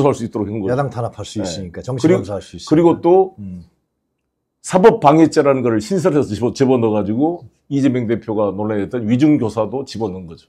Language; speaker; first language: Korean; native; Korean